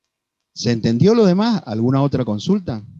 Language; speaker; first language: Spanish; native; Spanish